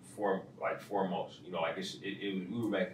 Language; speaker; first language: English; native; English